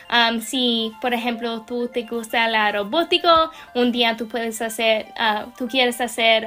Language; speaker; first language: Spanish; non-native, learner; English